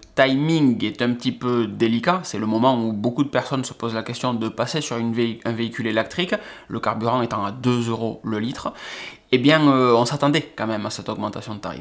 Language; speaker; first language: French; native; French